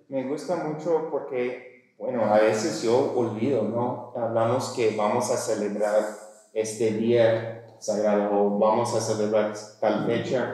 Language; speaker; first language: Spanish; non-native, fluent; English